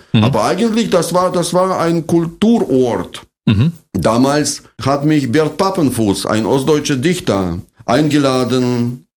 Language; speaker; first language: German; non-native, fluent; Russian